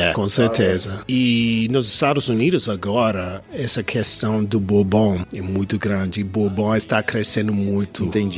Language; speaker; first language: Portuguese; non-native, learner; English